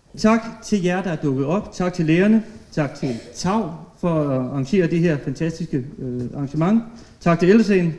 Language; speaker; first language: Danish; native; Danish